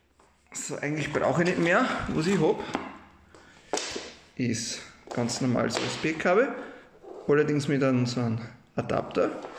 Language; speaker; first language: German; native; German